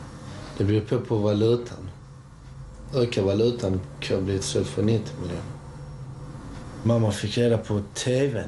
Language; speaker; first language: Swedish; early bilingual, other home language; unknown